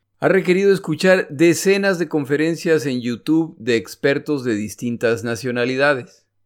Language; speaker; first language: Spanish; native; Spanish